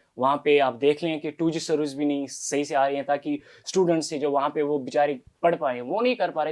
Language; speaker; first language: Urdu; non-native, local second language; Kashmiri